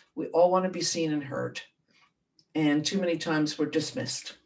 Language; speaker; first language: English; native; English